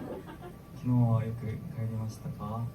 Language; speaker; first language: Japanese; non-native, learner; Korean